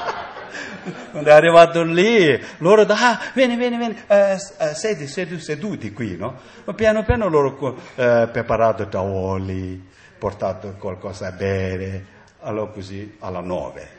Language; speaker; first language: Italian; non-native, learner; Tibetan